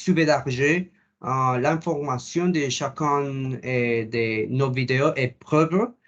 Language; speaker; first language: French; non-native, learner; Spanish